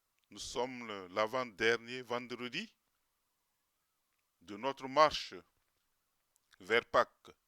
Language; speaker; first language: French; native; French